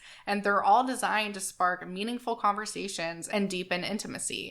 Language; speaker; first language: English; native; English